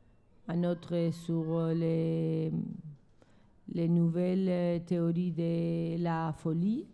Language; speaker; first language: French; non-native, learner; Spanish